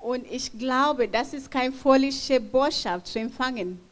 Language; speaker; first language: German; non-native, fluent; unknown